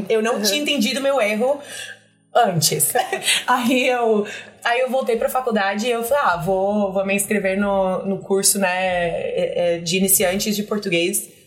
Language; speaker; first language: Portuguese; non-native, fluent; English